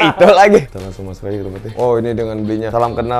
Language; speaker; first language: Indonesian; native; Indonesian